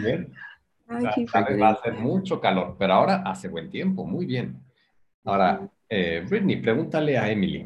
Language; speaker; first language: Spanish; non-native, fluent; English